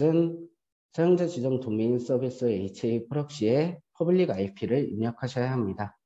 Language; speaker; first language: Korean; native; Korean